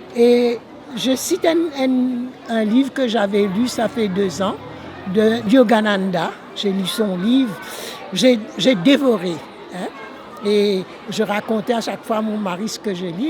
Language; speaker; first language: French; non-native, local second language; Morisyen